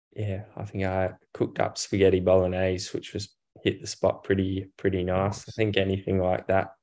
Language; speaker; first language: English; native; English